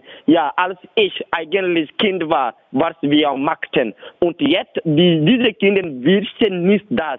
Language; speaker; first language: German; non-native, learner; Bambara